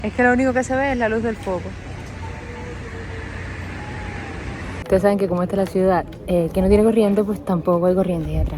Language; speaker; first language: Spanish; native; Spanish